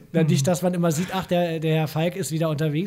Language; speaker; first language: German; native; German